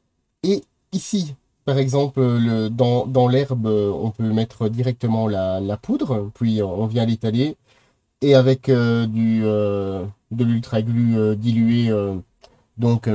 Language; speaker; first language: French; native; French